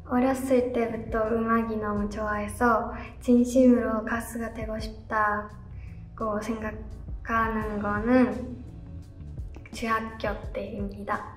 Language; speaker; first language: Korean; non-native, learner; Japanese